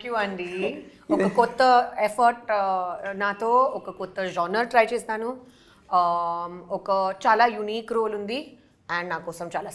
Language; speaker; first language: Telugu; non-native, local second language; Hindi